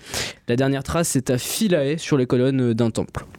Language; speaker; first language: French; native; French